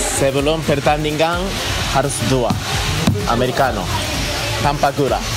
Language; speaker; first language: Indonesian; non-native, learner; Japanese